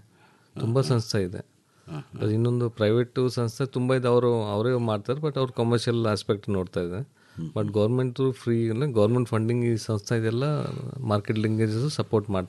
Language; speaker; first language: Kannada; non-native, learner; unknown